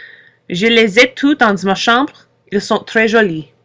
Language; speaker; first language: French; non-native, learner; English